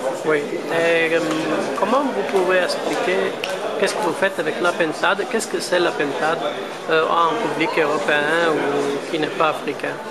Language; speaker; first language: French; non-native, fluent; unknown